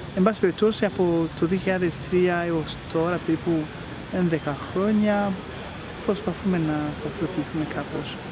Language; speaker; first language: Greek; non-native, fluent; Rundi